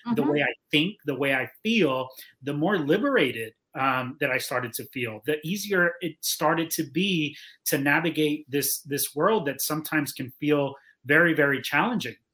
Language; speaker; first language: English; native; English